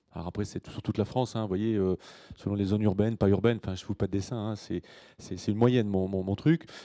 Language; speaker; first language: French; native; French